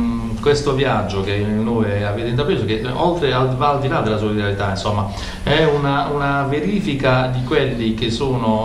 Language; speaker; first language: Italian; native; Italian